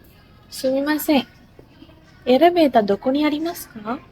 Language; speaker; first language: Japanese; non-native, learner; Sinhala